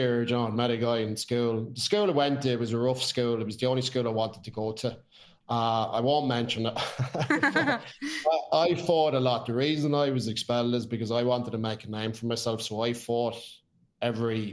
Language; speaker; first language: English; native; English